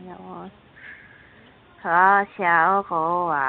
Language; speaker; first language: Chinese; non-native, learner; Korean